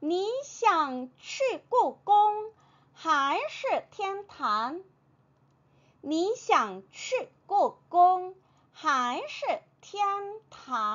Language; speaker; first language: Chinese; non-native, fluent; Korean